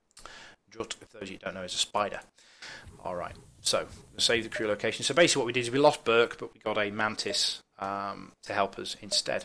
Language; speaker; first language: English; native; English